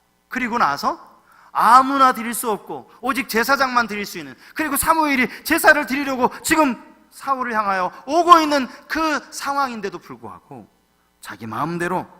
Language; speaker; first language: Korean; native; Korean